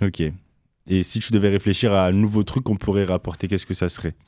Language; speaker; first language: French; native; French